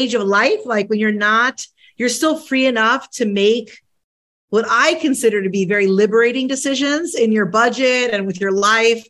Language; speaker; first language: English; early bilingual, other home language; Spanish